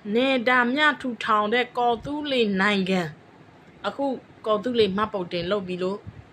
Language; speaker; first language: Burmese; non-native, local second language; S'gaw Karen